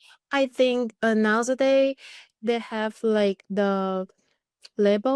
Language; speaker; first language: English; non-native, learner; Thai